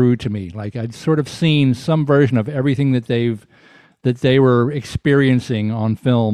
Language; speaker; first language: English; native; English